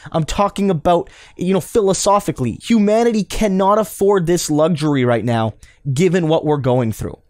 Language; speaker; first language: English; native; English